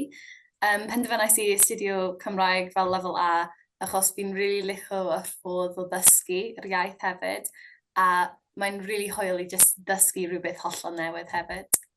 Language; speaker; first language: Welsh; non-native, local second language; English